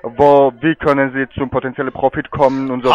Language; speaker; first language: German; non-native, fluent; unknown